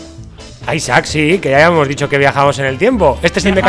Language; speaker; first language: Spanish; native; Spanish